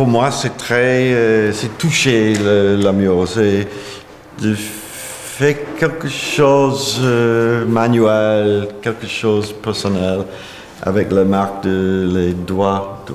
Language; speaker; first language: French; non-native, learner; English